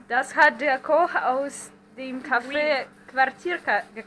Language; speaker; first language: German; non-native, fluent; Russian